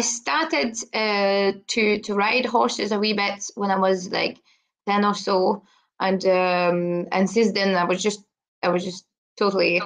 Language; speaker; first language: English; non-native, fluent; French